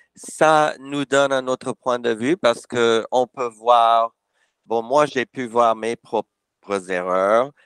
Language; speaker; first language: French; non-native, fluent; English